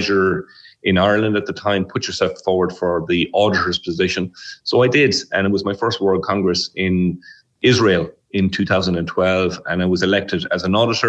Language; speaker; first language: English; native; English